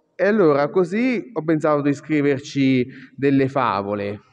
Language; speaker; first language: Italian; native; Italian